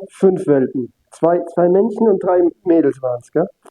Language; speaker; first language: German; native; German